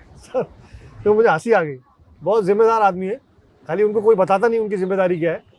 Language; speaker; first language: Hindi; native; Hindi